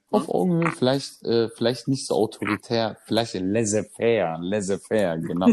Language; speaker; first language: German; early bilingual, other home language; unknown